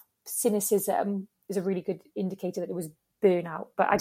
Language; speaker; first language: English; native; English